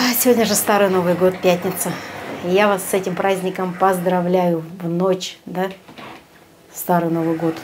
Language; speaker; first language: Russian; native; Russian